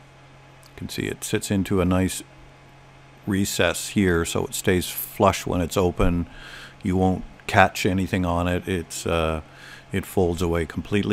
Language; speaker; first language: English; native; English